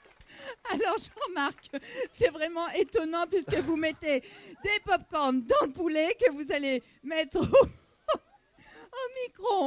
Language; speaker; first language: French; native; French